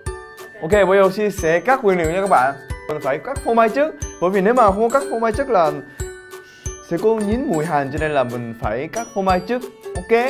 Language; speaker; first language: Vietnamese; non-native, fluent; Korean